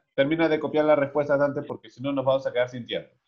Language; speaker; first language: Spanish; native; Spanish